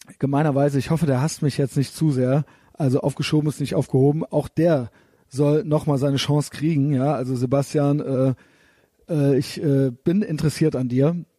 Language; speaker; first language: German; native; German